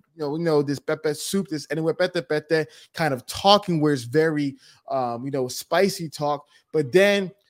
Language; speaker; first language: English; early bilingual, other home language; Yoruba